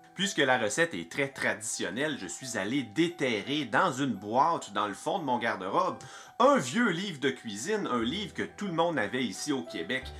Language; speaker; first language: French; native; French